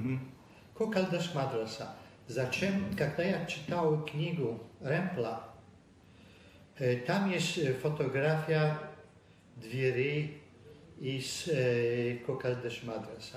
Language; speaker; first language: Russian; non-native, learner; Polish